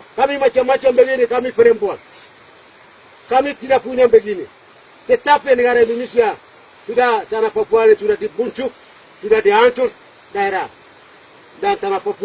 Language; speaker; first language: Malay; non-native, local second language; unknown